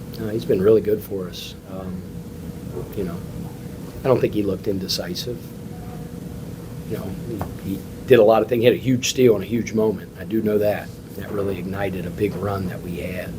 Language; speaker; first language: English; native; English